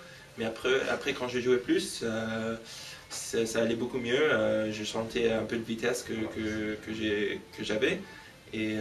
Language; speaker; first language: French; early bilingual, heritage; English